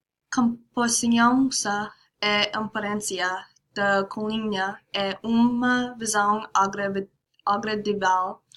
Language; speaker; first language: Portuguese; non-native, learner; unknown